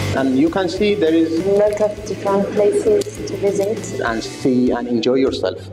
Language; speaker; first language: English; non-native, fluent; Arabic